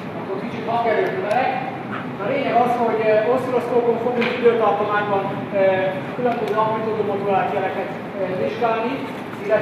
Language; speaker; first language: Hungarian; native; Hungarian